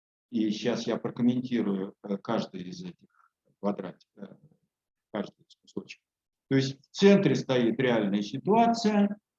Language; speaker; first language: Russian; native; Russian